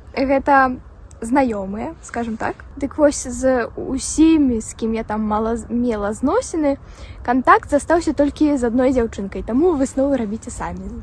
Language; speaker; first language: Belarusian; non-native, local second language; Russian